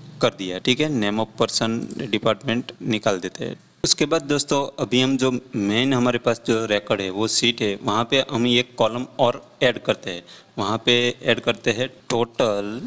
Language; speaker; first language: Hindi; non-native, local second language; Gujarati